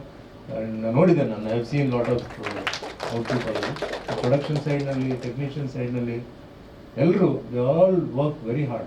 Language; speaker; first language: Kannada; non-native, local second language; Tulu